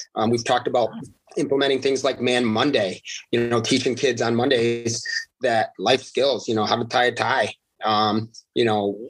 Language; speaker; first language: English; non-native, fluent; Uzbek